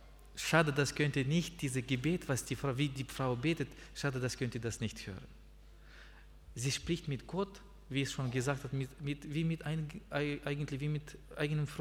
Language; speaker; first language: German; non-native, learner; Russian